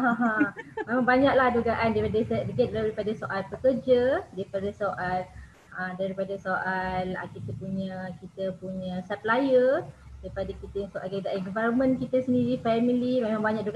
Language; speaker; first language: Malay; native; Malay